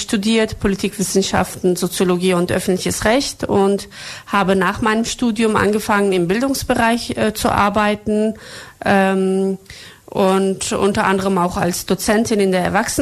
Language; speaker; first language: German; early bilingual, other home language; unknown